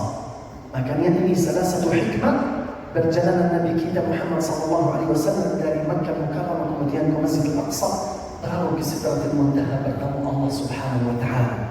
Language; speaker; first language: Indonesian; non-native, fluent; Arabic